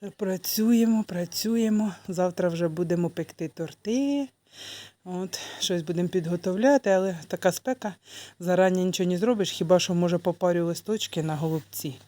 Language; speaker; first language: Ukrainian; native; Ukrainian